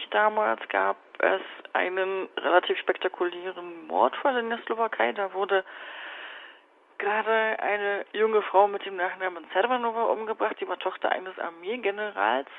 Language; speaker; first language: German; native; German